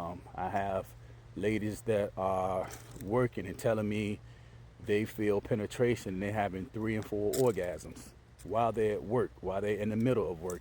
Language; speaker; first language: English; native; English